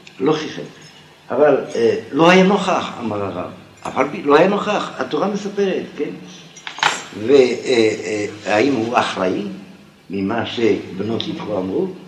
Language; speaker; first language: Hebrew; non-native, fluent; French